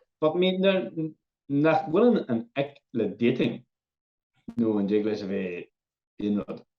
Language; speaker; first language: Irish; native; Irish